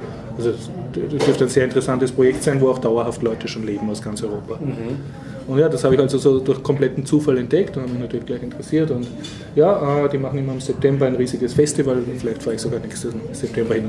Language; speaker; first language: German; native; German